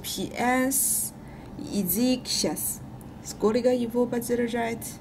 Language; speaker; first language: Russian; non-native, learner; Chinese